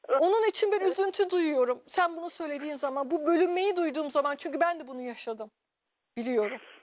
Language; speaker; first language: Turkish; native; Turkish